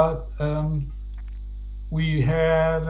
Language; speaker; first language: English; non-native, fluent; German